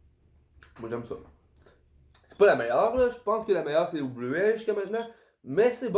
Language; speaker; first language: French; native; French